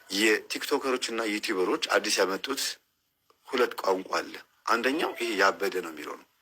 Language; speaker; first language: Amharic; native; Amharic